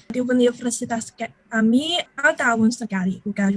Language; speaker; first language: Indonesian; non-native, learner; Chinese